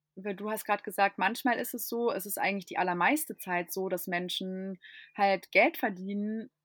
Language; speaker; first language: German; non-native, fluent; English